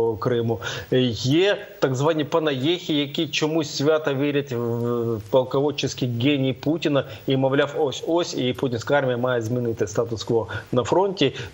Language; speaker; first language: Ukrainian; native; Ukrainian